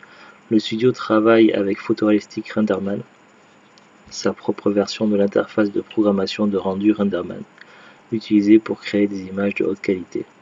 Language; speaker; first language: French; native; French